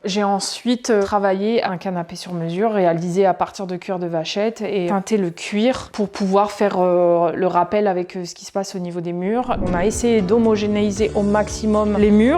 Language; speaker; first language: French; native; French